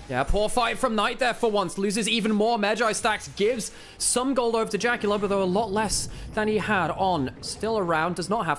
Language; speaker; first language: English; native; English